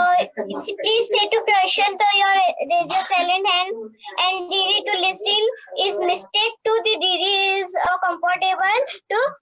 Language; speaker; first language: English; non-native, learner; Hindi